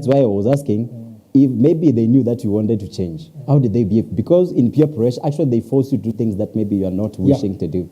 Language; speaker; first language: English; non-native, local second language; Swahili